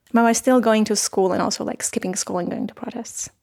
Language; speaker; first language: English; non-native, fluent; Armenian